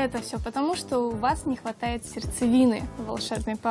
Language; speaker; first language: Russian; native; Russian